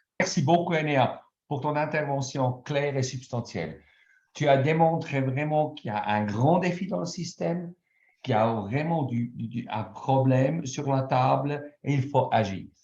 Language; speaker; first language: French; non-native, local second language; German